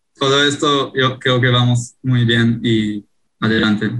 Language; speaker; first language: Spanish; non-native, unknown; Hebrew